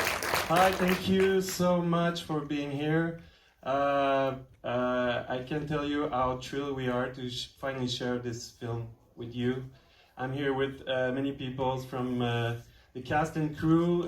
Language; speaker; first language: English; non-native, fluent; French